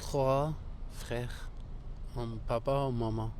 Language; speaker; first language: French; non-native, learner; Arabic